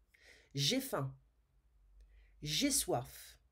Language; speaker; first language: French; non-native, fluent; English